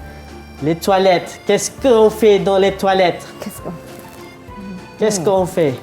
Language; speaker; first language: French; non-native, fluent; Malay